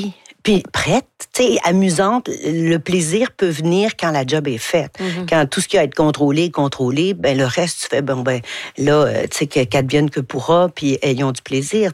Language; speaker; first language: French; native; French